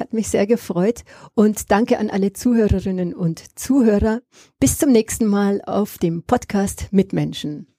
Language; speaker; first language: German; native; German